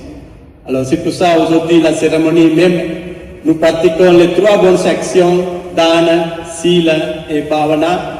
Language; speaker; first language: French; non-native, fluent; Sinhala